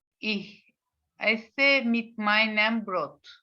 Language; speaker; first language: German; non-native, learner; Turkish